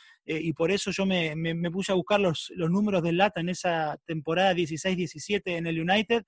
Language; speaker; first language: Spanish; native; Spanish